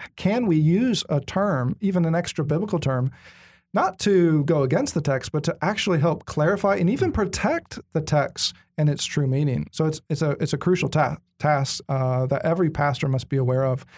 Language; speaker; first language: English; native; English